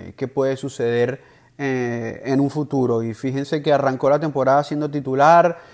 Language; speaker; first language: Spanish; native; Spanish